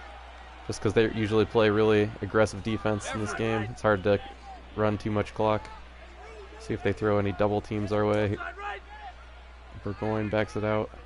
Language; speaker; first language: English; native; English